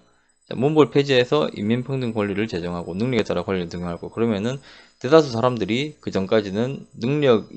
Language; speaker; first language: Korean; native; Korean